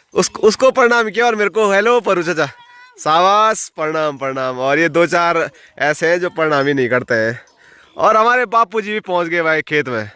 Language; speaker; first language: Hindi; native; Hindi